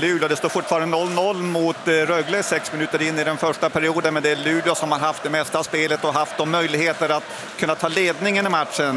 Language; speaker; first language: Swedish; native; Swedish